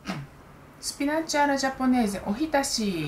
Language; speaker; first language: Italian; non-native, learner; Japanese